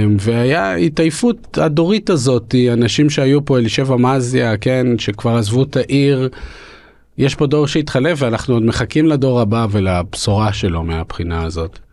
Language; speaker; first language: Hebrew; early bilingual, other home language; Russian